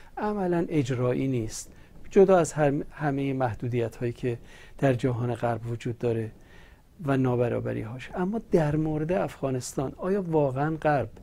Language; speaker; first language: Persian; native; Persian